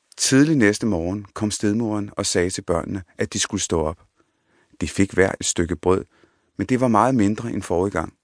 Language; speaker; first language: Danish; early bilingual, other home language; Punjabi